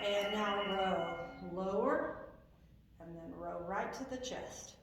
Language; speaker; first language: English; native; English